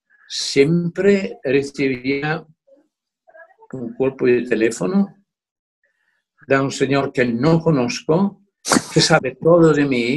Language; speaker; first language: Spanish; non-native, fluent; Italian